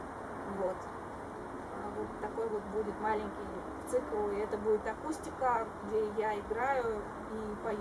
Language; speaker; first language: Russian; native; Russian